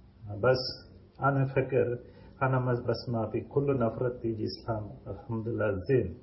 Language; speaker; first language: Arabic; non-native, learner; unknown